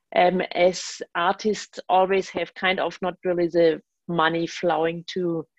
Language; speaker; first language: English; non-native, fluent; German